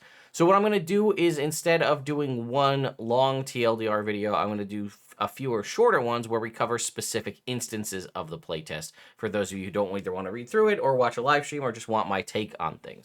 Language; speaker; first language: English; native; English